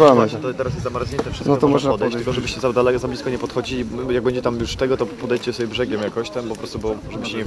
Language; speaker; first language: Polish; native; Polish